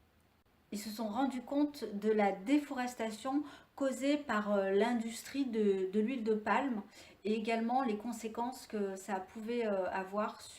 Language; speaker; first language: French; native; French